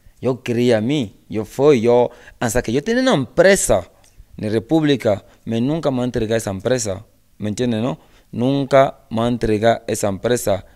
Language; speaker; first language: Spanish; non-native, learner; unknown